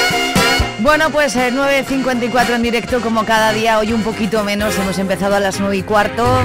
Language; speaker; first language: Spanish; native; Spanish